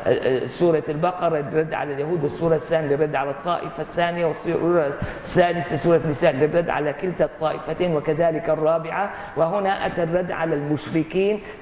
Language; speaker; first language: Arabic; native; Arabic